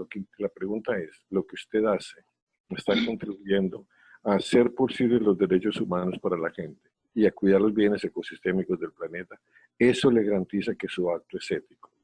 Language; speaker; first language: Spanish; native; Spanish